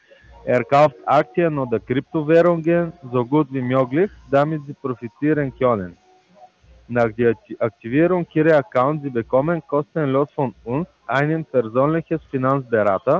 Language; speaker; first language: German; non-native, learner; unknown